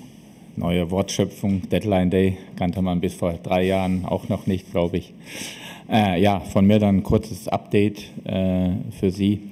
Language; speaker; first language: German; native; German